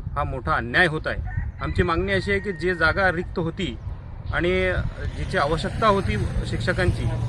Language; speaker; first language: Marathi; non-native, local second language; Urdu